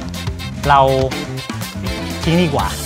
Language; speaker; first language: Thai; native; Thai